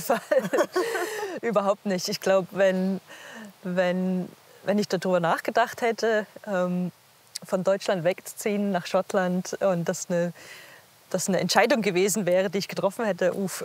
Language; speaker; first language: German; native; German